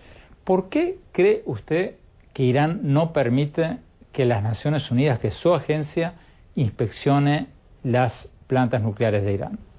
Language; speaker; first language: Spanish; native; Spanish